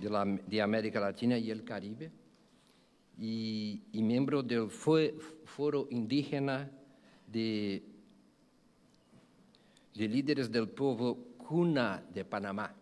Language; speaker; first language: Spanish; non-native, fluent; Portuguese